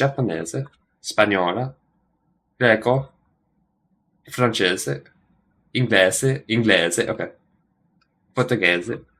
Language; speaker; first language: Italian; non-native, learner; English